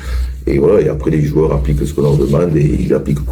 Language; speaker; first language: French; native; French